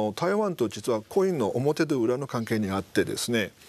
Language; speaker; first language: Japanese; non-native, fluent; Chinese